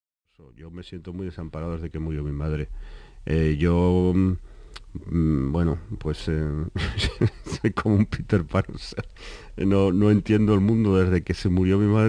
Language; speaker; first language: Spanish; native; Spanish